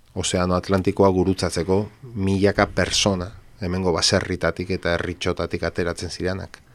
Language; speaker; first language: Basque; non-native, local second language; Spanish